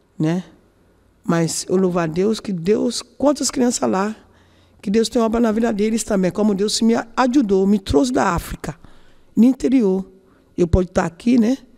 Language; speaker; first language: Portuguese; non-native, learner; Yoruba